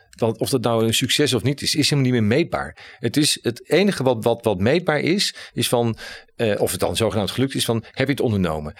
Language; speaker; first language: Dutch; native; Dutch